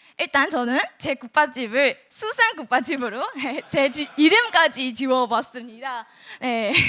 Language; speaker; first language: Korean; non-native, fluent; Burmese